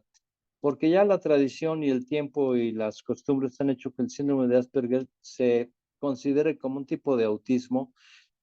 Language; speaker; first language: Spanish; native; Spanish